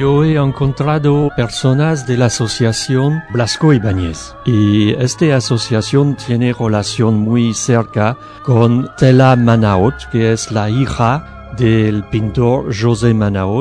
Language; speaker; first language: Spanish; non-native, learner; French